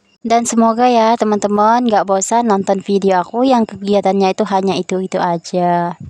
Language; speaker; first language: Indonesian; non-native, local second language; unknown